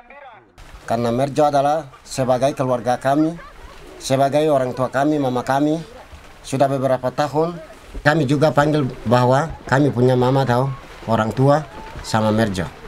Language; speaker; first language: Indonesian; non-native, local second language; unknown